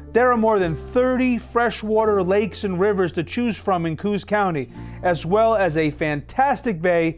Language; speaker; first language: English; native; English